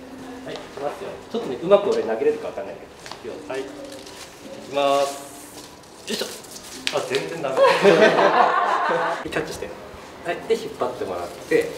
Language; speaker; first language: Japanese; native; Japanese